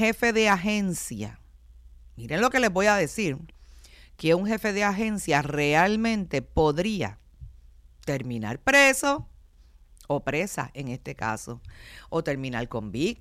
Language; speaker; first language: Spanish; native; Spanish